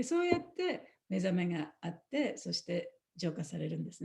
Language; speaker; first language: Japanese; native; Japanese